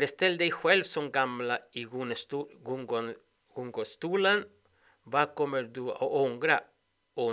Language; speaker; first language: Swedish; non-native, fluent; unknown